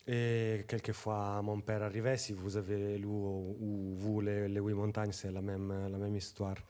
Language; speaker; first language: French; non-native, fluent; Italian